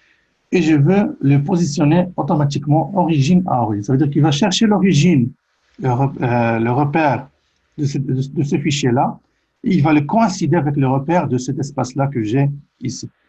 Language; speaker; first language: French; native; French